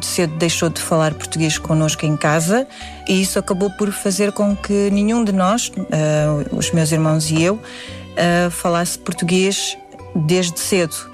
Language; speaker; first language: Portuguese; early bilingual, other home language; Indonesian